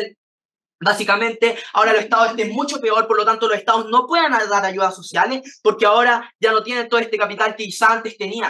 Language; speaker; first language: Spanish; native; Spanish